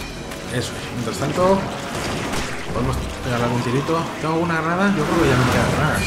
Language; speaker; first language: Spanish; native; Spanish